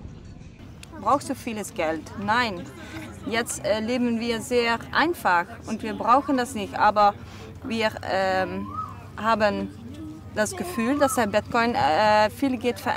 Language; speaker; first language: German; non-native, learner; Dutch